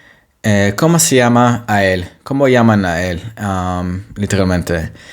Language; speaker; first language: Spanish; non-native, fluent; Hebrew